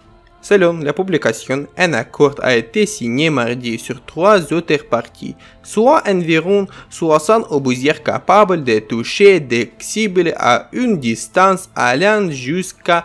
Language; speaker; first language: French; non-native, fluent; Ukrainian